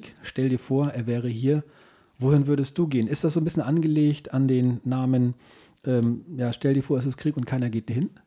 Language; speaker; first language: German; native; German